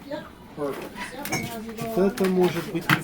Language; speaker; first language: Russian; early bilingual, heritage; Russian